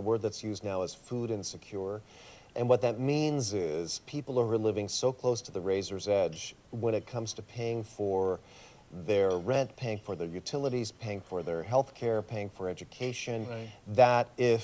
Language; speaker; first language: English; early bilingual, other home language; Swiss German